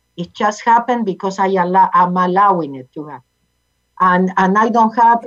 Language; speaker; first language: English; non-native, fluent; Spanish